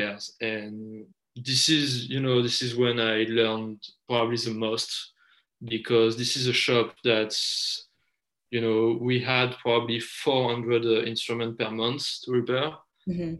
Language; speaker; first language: English; non-native, fluent; French